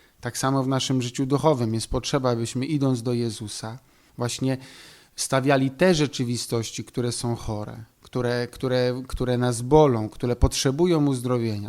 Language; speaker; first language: Polish; native; Polish